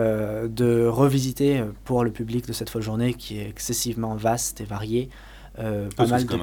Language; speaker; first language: French; native; French